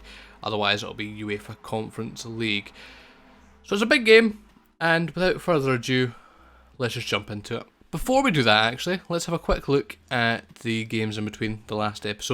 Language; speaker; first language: English; native; English